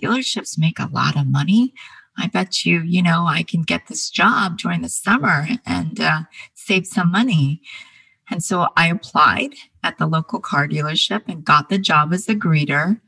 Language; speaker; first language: English; early bilingual, other home language; Korean